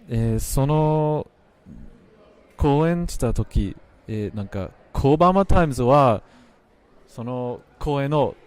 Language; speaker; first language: Japanese; non-native, fluent; English